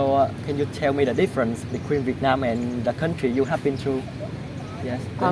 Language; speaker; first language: English; non-native, learner; Vietnamese